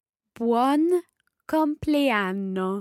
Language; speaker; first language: Italian; non-native, learner; English